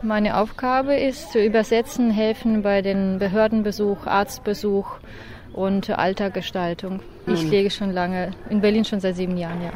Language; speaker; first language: German; non-native, fluent; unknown